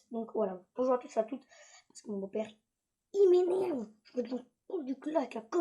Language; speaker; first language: French; native; French